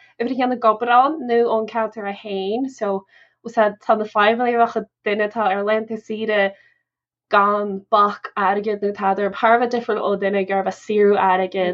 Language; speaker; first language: Irish; non-native, local second language; English